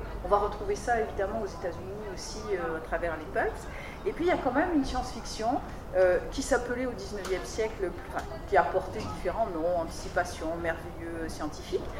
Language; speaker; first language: French; native; French